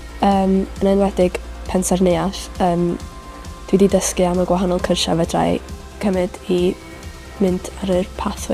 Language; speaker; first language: Welsh; native; Welsh